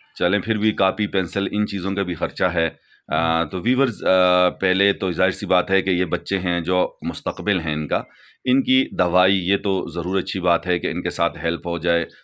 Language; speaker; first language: Urdu; non-native, local second language; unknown